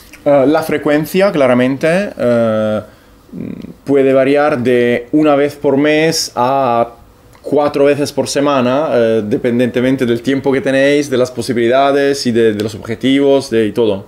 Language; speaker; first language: Spanish; non-native, fluent; Italian